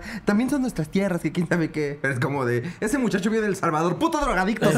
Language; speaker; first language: Spanish; native; Spanish